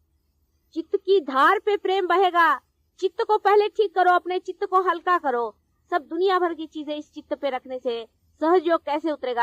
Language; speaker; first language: Hindi; non-native, local second language; Marathi